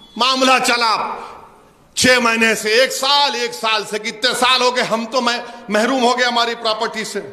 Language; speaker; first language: Urdu; native; Urdu